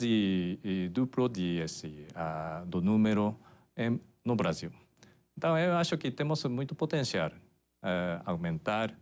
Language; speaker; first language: Portuguese; non-native, fluent; Japanese